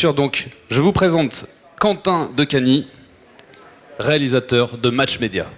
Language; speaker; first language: French; native; French